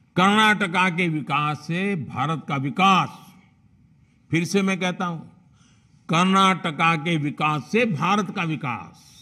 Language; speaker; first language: Hindi; non-native, local second language; Gujarati